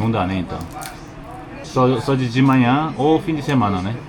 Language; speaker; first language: Portuguese; non-native, learner; Korean